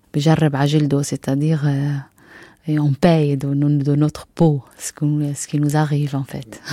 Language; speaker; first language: French; non-native, fluent; Arabic